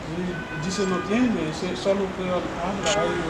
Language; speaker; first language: Spanish; non-native, learner; Haitian Creole